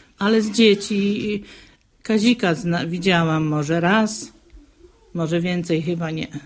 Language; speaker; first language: Polish; native; Polish